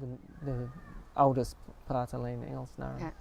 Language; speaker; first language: Dutch; early bilingual, heritage; English